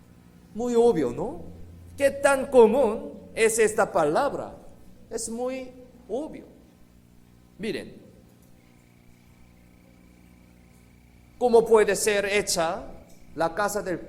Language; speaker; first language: Spanish; non-native, fluent; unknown